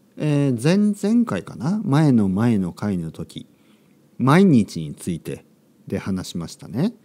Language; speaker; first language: Japanese; native; Japanese